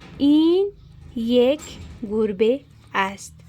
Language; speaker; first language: Persian; non-native, learner; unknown